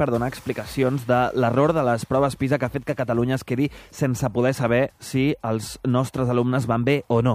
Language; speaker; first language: Catalan; native; Catalan